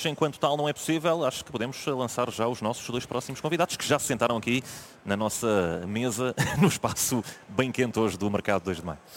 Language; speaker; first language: Portuguese; native; Portuguese